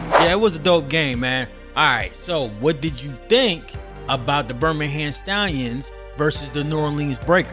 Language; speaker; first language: English; native; English